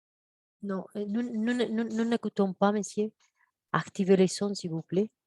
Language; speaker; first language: French; non-native, fluent; Spanish